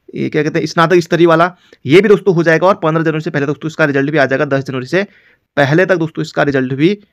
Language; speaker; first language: Hindi; native; Hindi